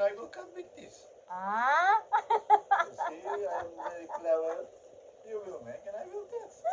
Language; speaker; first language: English; non-native, learner; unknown